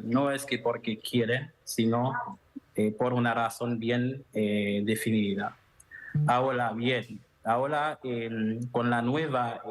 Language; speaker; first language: Spanish; non-native, fluent; Haitian Creole